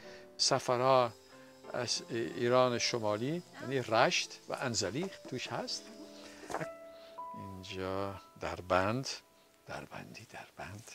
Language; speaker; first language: Persian; non-native, fluent; Dutch